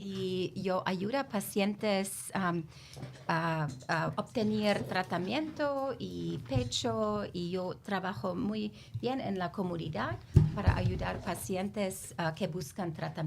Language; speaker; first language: Spanish; non-native, learner; English